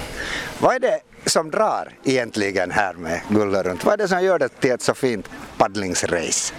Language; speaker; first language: Swedish; native; Swedish